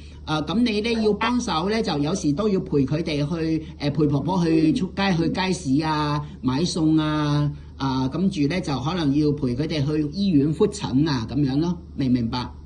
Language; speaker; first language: Cantonese; native; Cantonese